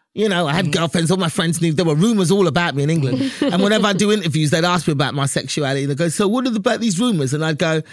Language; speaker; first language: English; native; English